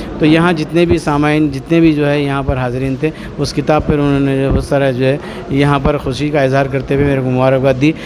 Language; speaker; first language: Urdu; native; Urdu